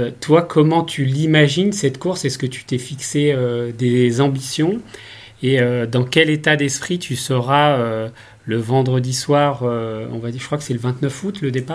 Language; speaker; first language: French; native; French